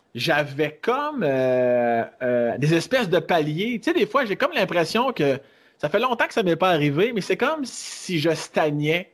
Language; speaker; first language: French; native; French